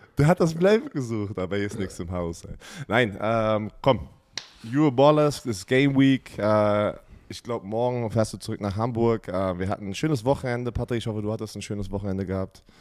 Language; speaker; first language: German; native; German